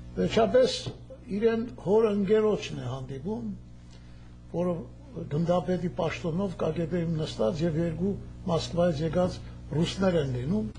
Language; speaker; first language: Armenian; native; Armenian